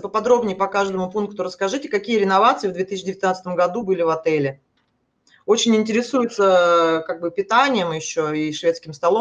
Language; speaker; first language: Russian; native; Russian